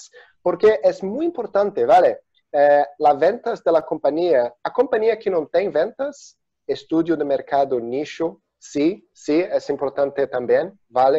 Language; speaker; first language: Spanish; non-native, learner; Portuguese